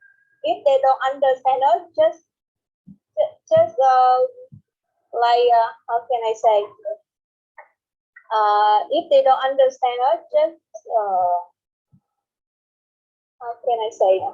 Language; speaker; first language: English; non-native, learner; Vietnamese